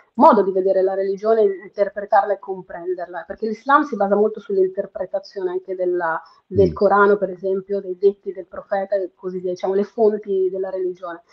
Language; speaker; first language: Italian; native; Italian